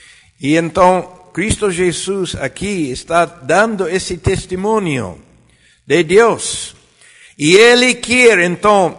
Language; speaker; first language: Portuguese; non-native, fluent; Spanish